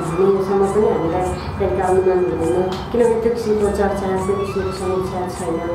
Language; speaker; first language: Nepali; non-native, local second language; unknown